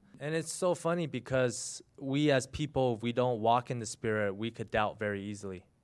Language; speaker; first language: English; early bilingual, other home language; Chinese